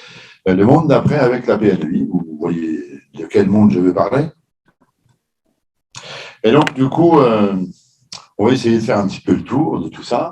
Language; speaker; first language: French; native; French